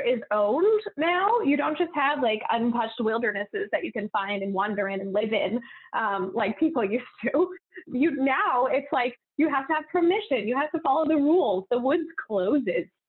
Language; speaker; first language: English; native; English